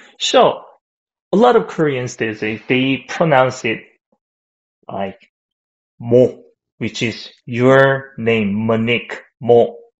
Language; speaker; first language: English; non-native, fluent; Korean